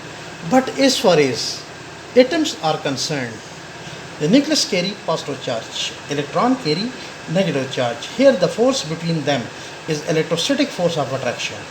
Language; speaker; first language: English; non-native, local second language; Pashto